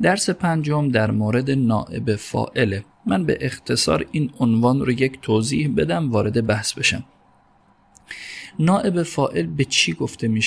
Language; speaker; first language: Persian; native; Persian